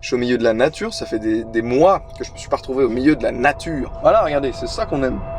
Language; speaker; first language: French; native; French